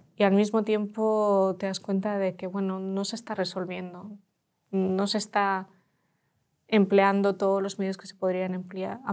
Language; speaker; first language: Spanish; early bilingual, other home language; Russian